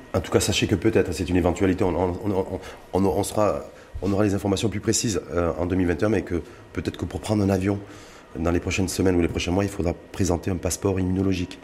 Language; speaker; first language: French; non-native, local second language; Arabic